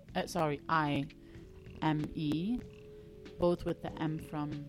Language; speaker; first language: English; non-native, fluent; Dutch